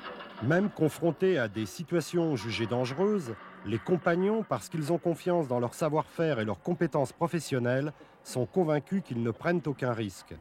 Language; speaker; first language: French; native; French